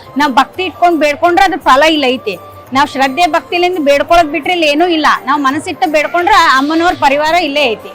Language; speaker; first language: Kannada; native; Kannada